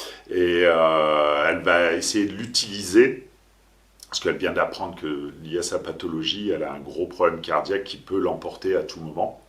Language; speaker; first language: French; native; French